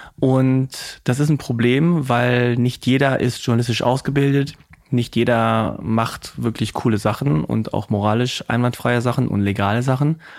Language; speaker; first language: German; native; German